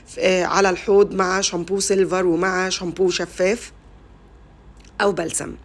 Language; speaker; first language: Arabic; native; Arabic